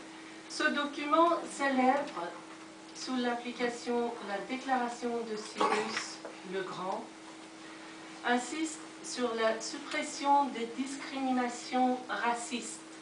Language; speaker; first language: French; non-native, fluent; Persian